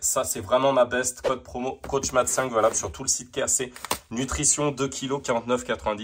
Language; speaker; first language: French; native; French